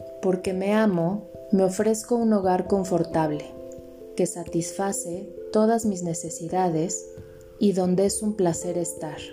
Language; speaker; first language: Spanish; native; Spanish